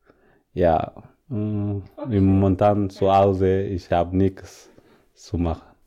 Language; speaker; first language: German; non-native, learner; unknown